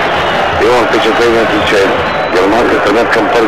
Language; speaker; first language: Bulgarian; native; Bulgarian